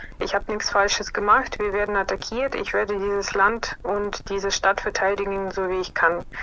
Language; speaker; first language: German; non-native, fluent; Russian